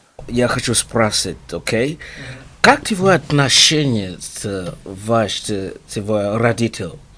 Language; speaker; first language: Russian; non-native, learner; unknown